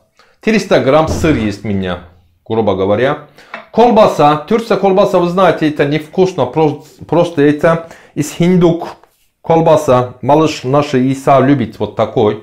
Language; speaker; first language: Russian; non-native, learner; Turkish